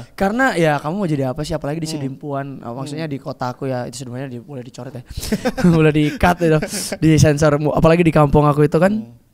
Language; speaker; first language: Indonesian; native; Indonesian